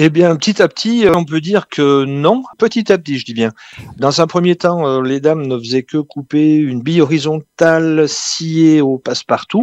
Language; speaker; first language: French; native; French